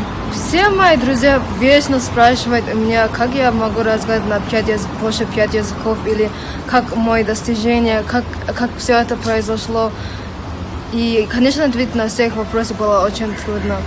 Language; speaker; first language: Russian; non-native, local second language; English